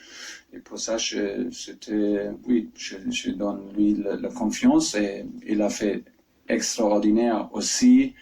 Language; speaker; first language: French; non-native, fluent; German